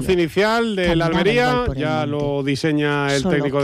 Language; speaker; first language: Spanish; native; Spanish